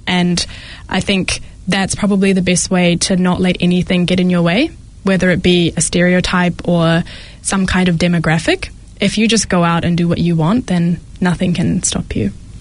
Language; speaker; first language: English; early bilingual, other home language; Malayalam